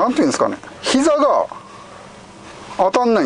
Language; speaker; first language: Japanese; native; Japanese